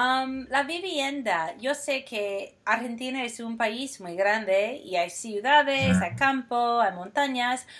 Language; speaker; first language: Spanish; non-native, fluent; English